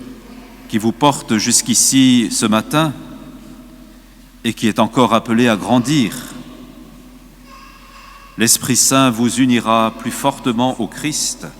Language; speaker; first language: French; native; French